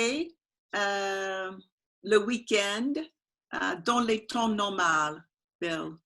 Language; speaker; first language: French; non-native, learner; English